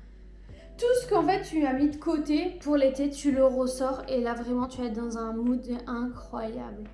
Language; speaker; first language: French; native; French